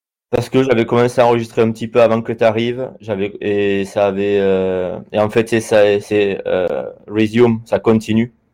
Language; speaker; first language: French; native; French